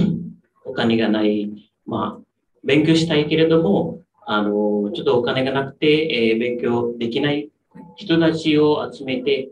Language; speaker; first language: Japanese; non-native, fluent; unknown